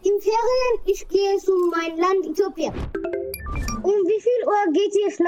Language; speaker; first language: German; non-native, learner; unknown